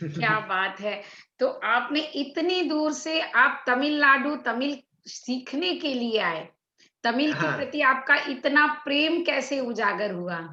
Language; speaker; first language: Hindi; native; Hindi